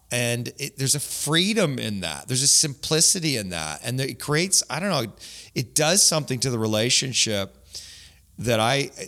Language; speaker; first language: English; native; English